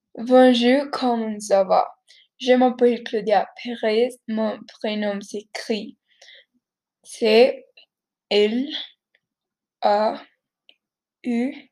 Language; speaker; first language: French; non-native, learner; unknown